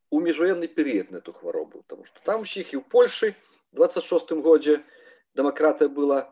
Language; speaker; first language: Belarusian; native; Belarusian